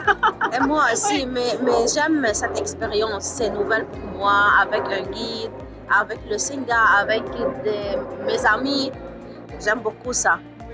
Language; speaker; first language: French; non-native, learner; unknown